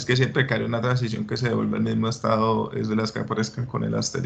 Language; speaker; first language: Spanish; native; Spanish